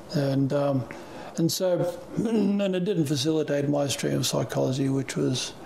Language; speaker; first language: English; native; English